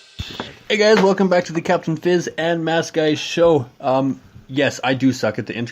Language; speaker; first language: English; native; English